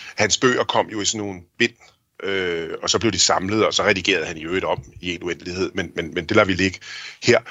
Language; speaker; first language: Danish; native; Danish